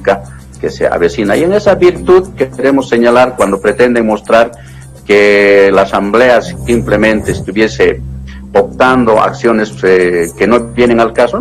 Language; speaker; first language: Spanish; native; Spanish